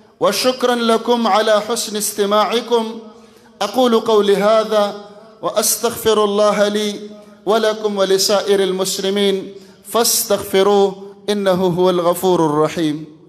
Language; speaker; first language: Arabic; non-native, fluent; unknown